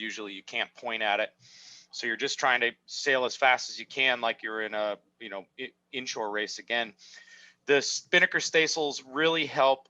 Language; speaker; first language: English; native; English